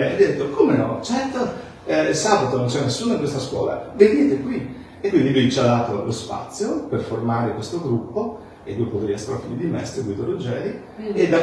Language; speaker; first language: Italian; native; Italian